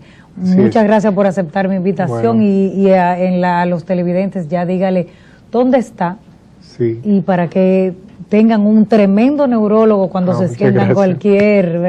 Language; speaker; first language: Spanish; native; Spanish